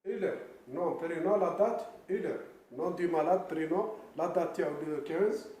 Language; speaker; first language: French; non-native, local second language; Arabic